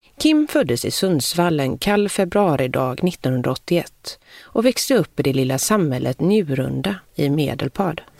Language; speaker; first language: Swedish; native; Swedish